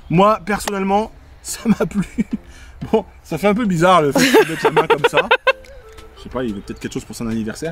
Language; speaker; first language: French; native; French